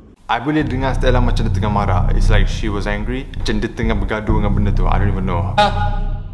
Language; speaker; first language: English; non-native, local second language; Malay